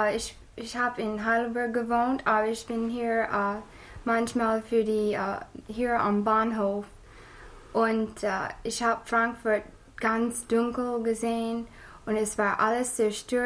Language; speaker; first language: German; non-native, learner; English